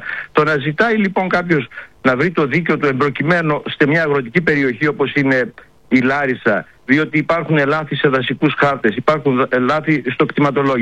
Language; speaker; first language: Greek; native; Greek